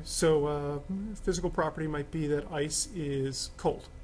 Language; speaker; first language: English; native; English